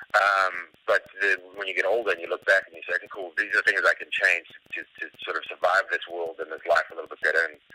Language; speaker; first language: English; native; English